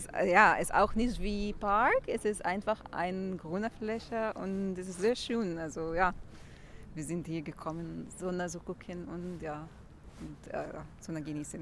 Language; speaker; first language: German; non-native, learner; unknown